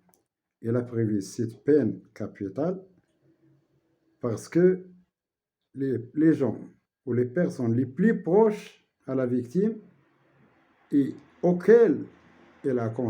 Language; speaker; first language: French; non-native, local second language; Arabic